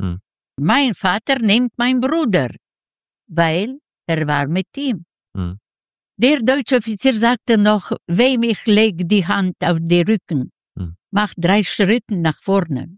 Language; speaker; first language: German; non-native, learner; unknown